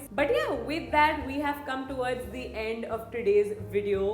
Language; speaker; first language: English; non-native, local second language; Hindi